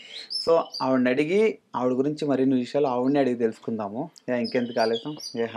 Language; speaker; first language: Telugu; native; Telugu